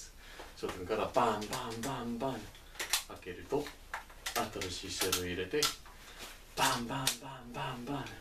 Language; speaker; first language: Japanese; non-native, learner; English